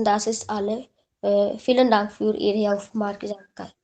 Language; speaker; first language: German; non-native, learner; Hindi